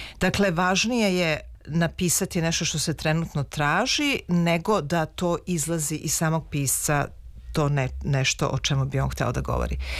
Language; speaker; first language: Serbian; native; Serbian